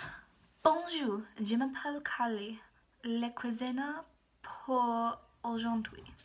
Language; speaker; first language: French; non-native, learner; English